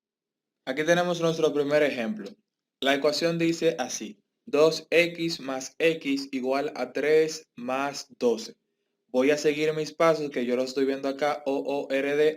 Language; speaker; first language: Spanish; native; Spanish